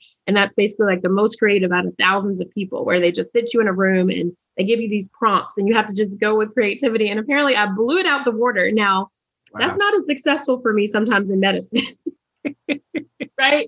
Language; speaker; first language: English; native; English